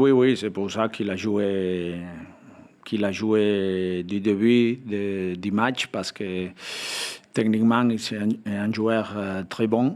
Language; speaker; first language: French; non-native, fluent; Spanish